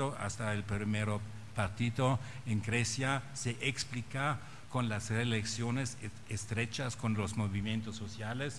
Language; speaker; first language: Spanish; non-native, fluent; German